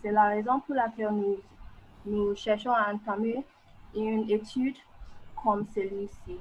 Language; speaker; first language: French; non-native, fluent; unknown